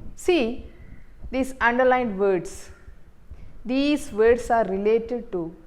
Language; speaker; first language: English; non-native, local second language; Kannada